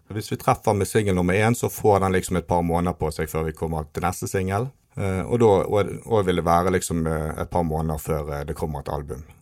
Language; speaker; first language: Norwegian; native; Norwegian